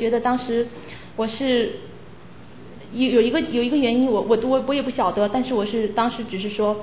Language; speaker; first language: Chinese; native; Chinese